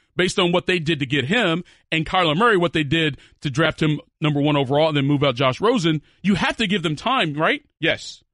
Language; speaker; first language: English; native; English